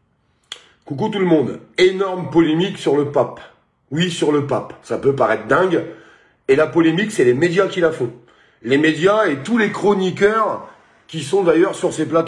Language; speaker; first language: French; native; French